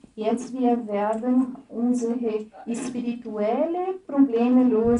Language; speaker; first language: German; non-native, fluent; Portuguese